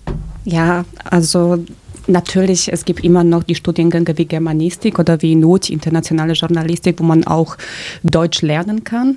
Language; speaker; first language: German; early bilingual, other home language; Polish